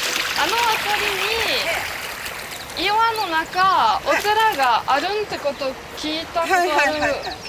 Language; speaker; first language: Japanese; non-native, learner; French